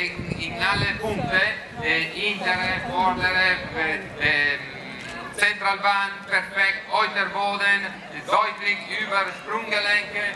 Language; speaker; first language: German; non-native, learner; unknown